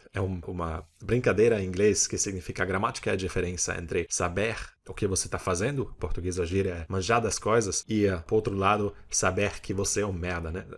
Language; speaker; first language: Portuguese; non-native, fluent; English